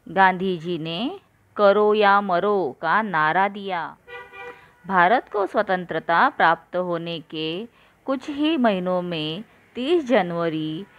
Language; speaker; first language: Hindi; non-native, local second language; Marathi